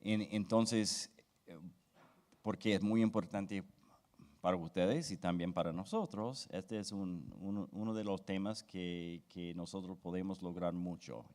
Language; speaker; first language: Spanish; non-native, fluent; English